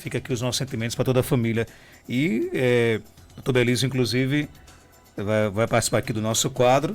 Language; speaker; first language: Portuguese; native; Portuguese